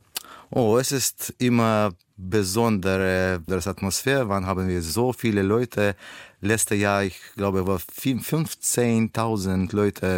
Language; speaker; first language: German; non-native, learner; Russian